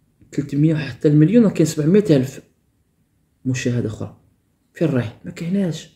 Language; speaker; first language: Arabic; native; Arabic